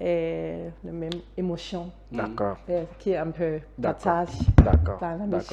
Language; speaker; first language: French; non-native, fluent; Danish